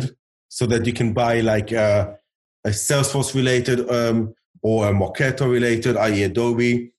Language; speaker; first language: English; early bilingual, other home language; Hebrew